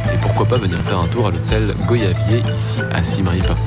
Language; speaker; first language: French; native; French